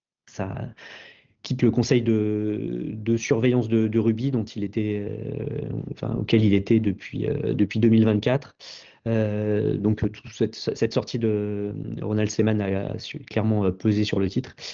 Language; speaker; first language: French; native; French